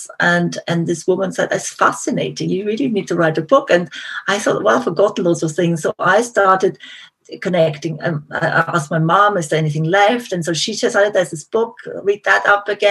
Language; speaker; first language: English; non-native, fluent; German